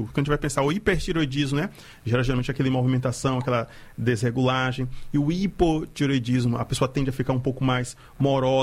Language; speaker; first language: Portuguese; native; Portuguese